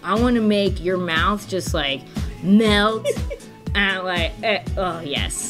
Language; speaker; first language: English; native; English